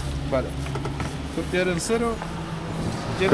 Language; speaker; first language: Spanish; native; Spanish